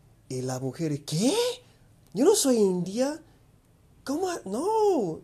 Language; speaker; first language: Spanish; non-native, fluent; English